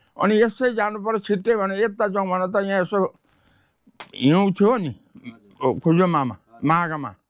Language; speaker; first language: Nepali; native; Nepali